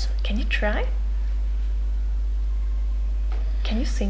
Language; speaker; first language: English; non-native, fluent; German